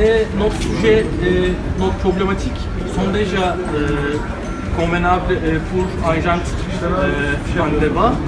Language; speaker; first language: French; non-native, learner; Turkish